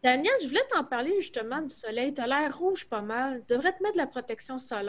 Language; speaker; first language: French; native; French